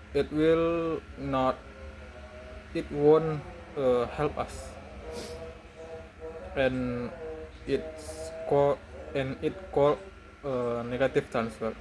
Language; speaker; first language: English; non-native, learner; Indonesian